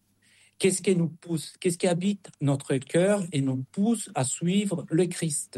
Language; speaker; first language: French; non-native, fluent; Spanish